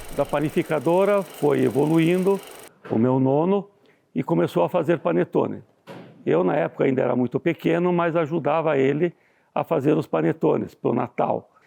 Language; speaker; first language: Portuguese; early bilingual, other home language; Italian